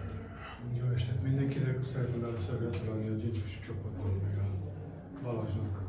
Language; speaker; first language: Hungarian; non-native, fluent; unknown